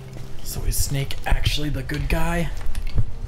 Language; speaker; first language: English; native; English